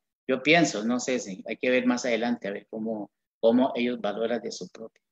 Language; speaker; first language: Spanish; non-native, local second language; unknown